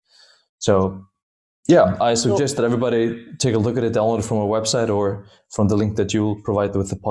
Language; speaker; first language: English; non-native, fluent; Danish